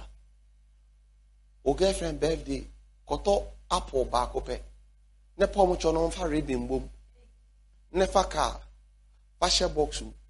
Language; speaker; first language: English; non-native, local second language; Akan